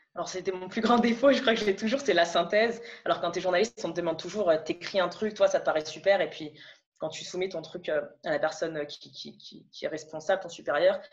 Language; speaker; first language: French; native; French